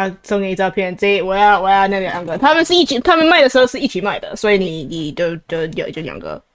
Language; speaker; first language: Chinese; early bilingual, heritage; Chinese